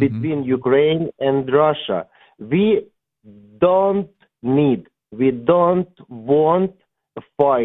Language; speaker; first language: English; non-native, learner; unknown